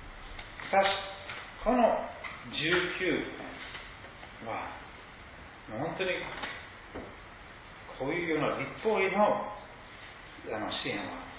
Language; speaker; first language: Japanese; non-native, fluent; English